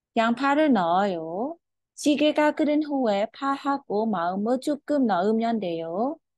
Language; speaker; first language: Korean; non-native, fluent; Khmer